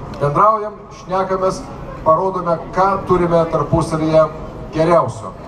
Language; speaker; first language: Lithuanian; native; Lithuanian